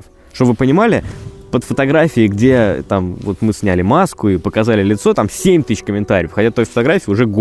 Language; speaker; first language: Russian; native; Russian